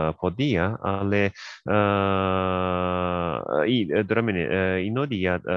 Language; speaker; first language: Ukrainian; non-native, learner; Japanese